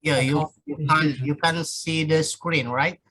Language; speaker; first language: English; non-native, fluent; Indonesian